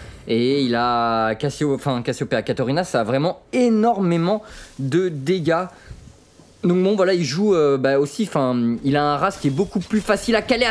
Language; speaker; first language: French; native; French